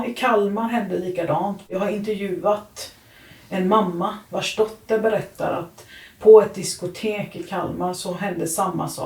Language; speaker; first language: Swedish; non-native, fluent; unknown